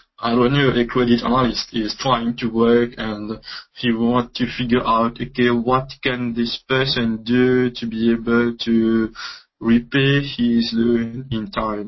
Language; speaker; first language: English; non-native, local second language; Morisyen